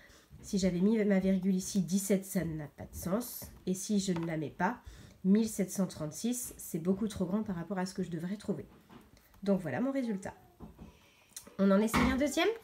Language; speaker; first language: French; native; French